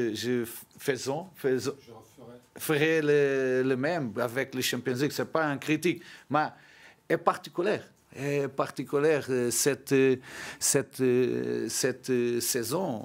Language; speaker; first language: French; non-native, learner; Portuguese